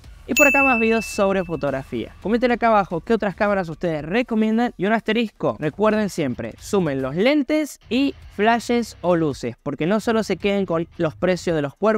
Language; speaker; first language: Spanish; native; Spanish